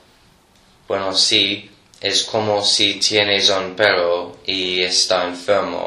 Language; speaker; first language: Spanish; non-native, learner; English